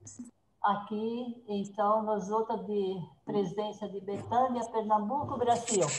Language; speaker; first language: Spanish; non-native, learner; Portuguese